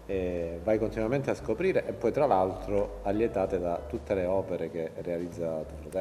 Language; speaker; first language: Italian; native; Italian